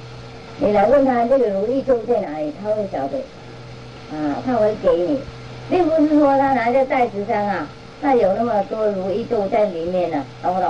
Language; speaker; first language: Chinese; non-native, fluent; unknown